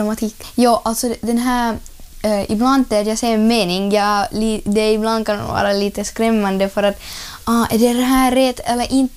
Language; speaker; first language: Swedish; non-native, learner; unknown